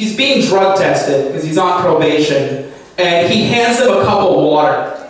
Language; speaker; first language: English; native; English